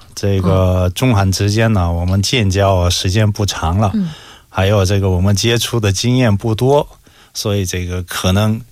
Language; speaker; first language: Chinese; non-native, fluent; Korean